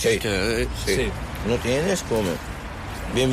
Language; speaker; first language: Spanish; non-native, learner; Arabic